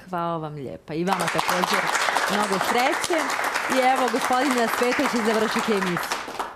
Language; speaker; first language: Bosnian; native; Bosnian